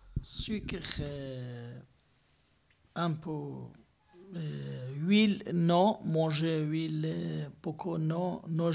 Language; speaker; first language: French; non-native, learner; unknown